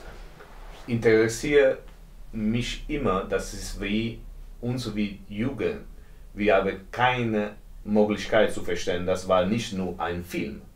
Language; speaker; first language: German; non-native, learner; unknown